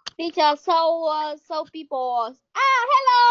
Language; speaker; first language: English; non-native, learner; Vietnamese